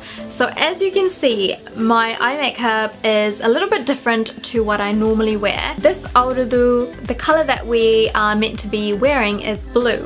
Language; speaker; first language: English; early bilingual, other home language; Sinhala